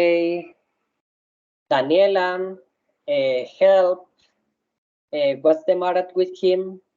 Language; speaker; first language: English; non-native, learner; Spanish